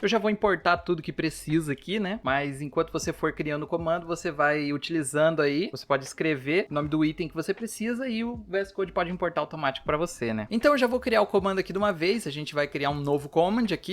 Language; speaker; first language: Portuguese; native; Portuguese